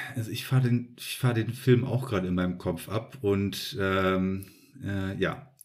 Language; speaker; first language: German; early bilingual, heritage; Polish